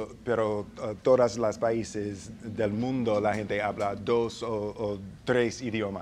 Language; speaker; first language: Spanish; non-native, learner; English